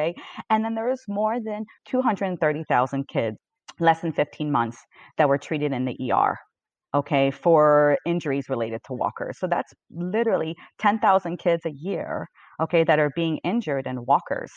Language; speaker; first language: English; native; English